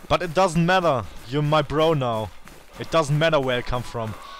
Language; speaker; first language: English; non-native, learner; German